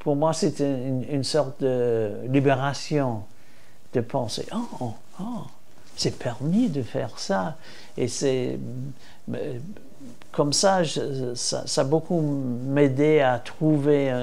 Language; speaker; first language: French; non-native, fluent; English